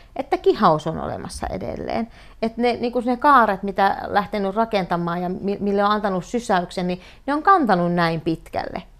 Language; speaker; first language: Finnish; native; Finnish